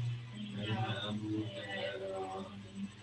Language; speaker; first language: Arabic; non-native, learner; English